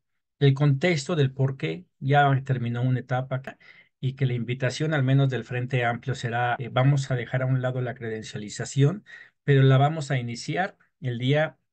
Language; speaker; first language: Spanish; native; Spanish